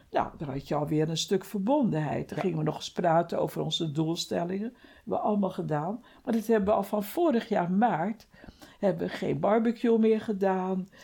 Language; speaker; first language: Dutch; native; Dutch